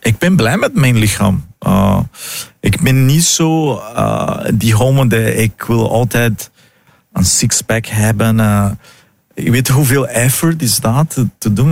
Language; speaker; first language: Dutch; non-native, learner; Portuguese